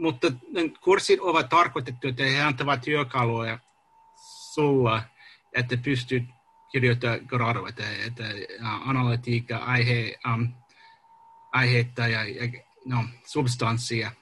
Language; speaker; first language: Finnish; non-native, learner; English